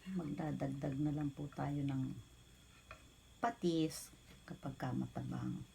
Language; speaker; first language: Filipino; non-native, local second language; Bikol